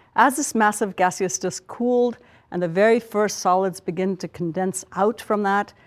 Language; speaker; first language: English; non-native, local second language; Punjabi